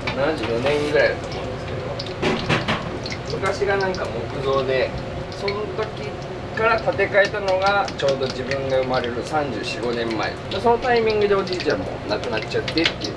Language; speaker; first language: Japanese; native; Japanese